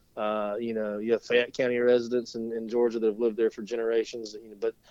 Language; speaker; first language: English; native; English